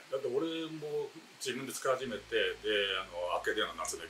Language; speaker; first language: Japanese; native; Japanese